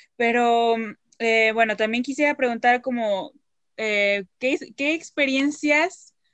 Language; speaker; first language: Spanish; native; Spanish